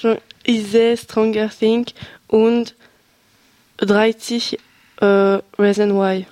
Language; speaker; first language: German; non-native, learner; French